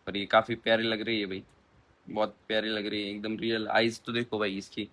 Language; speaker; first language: Hindi; non-native, local second language; Marathi